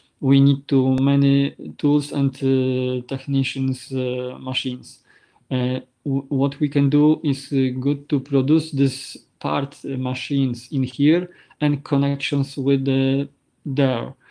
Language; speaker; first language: English; non-native, learner; Polish